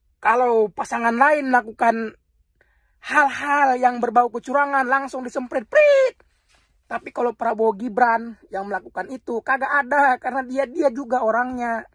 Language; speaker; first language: Indonesian; native; Indonesian